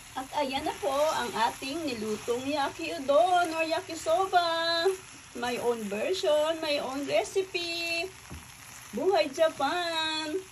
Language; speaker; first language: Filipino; native; Filipino